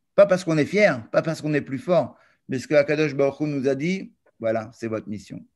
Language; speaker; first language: French; native; French